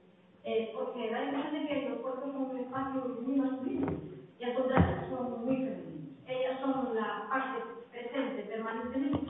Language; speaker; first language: Spanish; native; Spanish